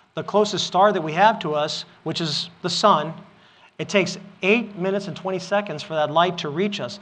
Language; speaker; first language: English; native; English